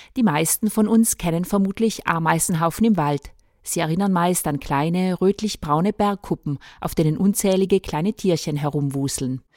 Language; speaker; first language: German; native; German